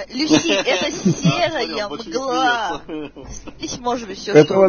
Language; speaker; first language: Russian; native; Russian